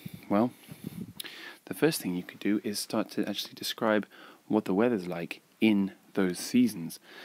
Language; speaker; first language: English; native; English